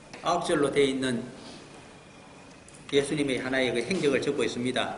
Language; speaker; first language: Korean; native; Korean